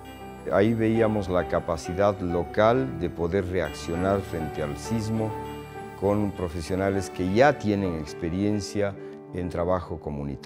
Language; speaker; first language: Spanish; native; Spanish